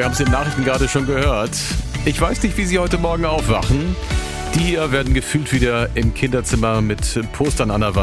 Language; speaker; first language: German; native; German